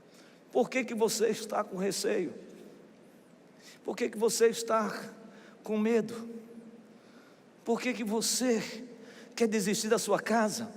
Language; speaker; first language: Portuguese; native; Portuguese